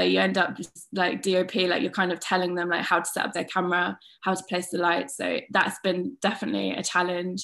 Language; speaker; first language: English; native; English